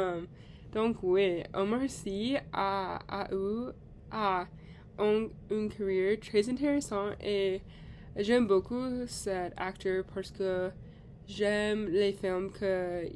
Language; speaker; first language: French; non-native, learner; English